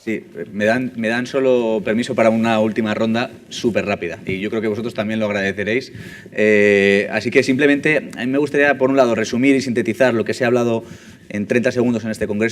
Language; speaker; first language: Spanish; native; Spanish